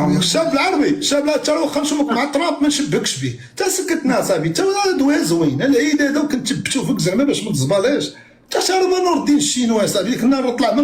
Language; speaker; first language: Arabic; native; Arabic